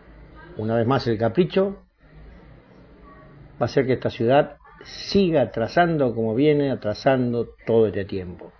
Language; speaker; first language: Spanish; native; Spanish